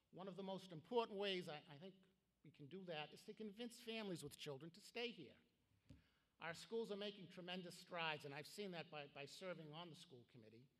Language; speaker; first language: English; native; English